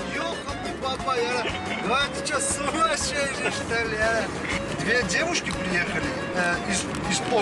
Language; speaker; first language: Russian; non-native, fluent; Armenian